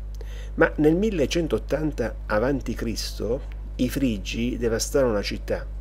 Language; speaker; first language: Italian; native; Italian